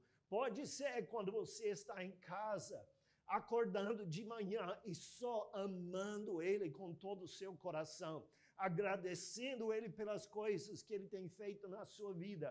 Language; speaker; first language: Portuguese; non-native, fluent; English